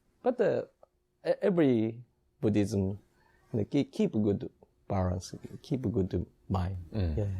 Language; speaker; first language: English; non-native, learner; Japanese